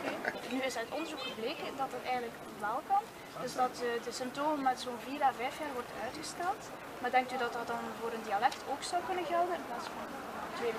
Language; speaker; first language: Dutch; native; Dutch